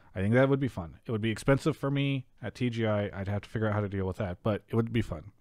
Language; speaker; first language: English; native; English